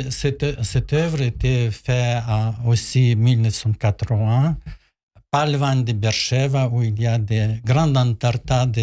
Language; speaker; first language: French; non-native, learner; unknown